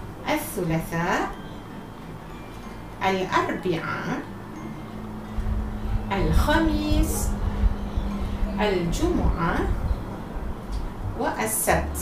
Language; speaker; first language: Arabic; non-native, fluent; Malay